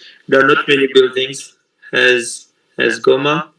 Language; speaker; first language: English; non-native, learner; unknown